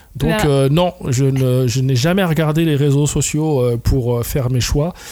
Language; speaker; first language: French; native; French